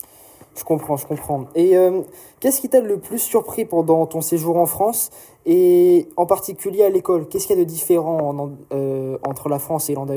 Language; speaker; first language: French; native; French